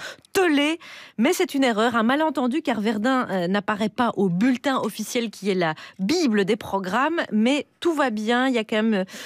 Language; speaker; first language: French; native; French